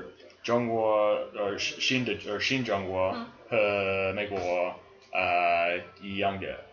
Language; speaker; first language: Chinese; non-native, learner; English